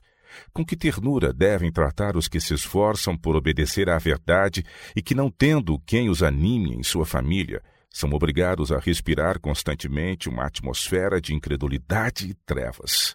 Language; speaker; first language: Portuguese; native; Portuguese